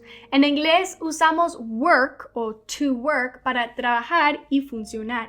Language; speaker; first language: Spanish; non-native, fluent; English